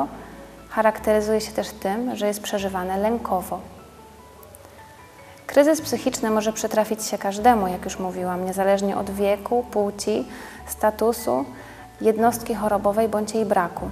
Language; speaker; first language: Polish; native; Polish